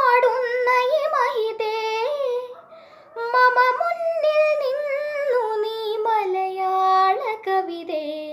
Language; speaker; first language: Malayalam; native; Malayalam